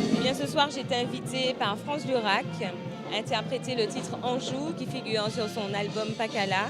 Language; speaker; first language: French; native; French